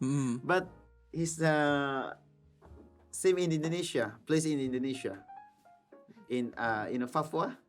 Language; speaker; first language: English; non-native, learner; Filipino